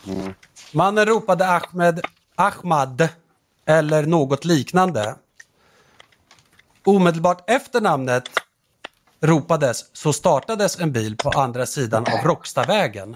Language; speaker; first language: Swedish; native; Swedish